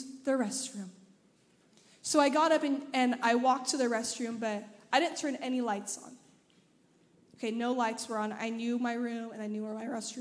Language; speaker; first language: English; native; English